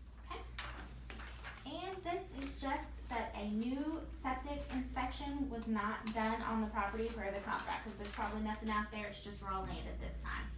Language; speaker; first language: English; native; English